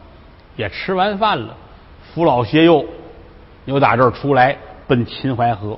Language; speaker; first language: Chinese; native; Chinese